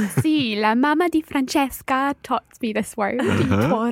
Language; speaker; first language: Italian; non-native, learner; English